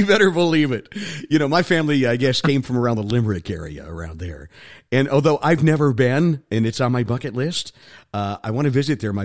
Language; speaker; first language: English; native; English